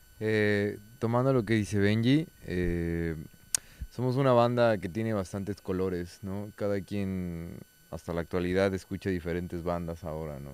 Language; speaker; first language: Spanish; native; Spanish